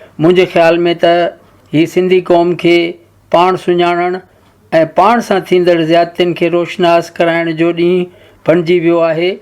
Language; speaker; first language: Sindhi; native; Sindhi